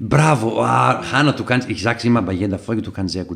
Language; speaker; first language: German; non-native, fluent; Greek